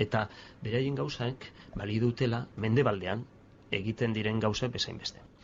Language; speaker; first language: Basque; non-native, local second language; Spanish